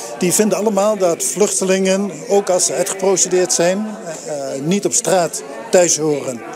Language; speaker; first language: Dutch; native; Dutch